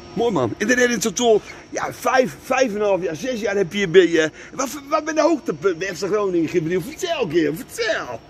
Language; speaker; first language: Dutch; native; Dutch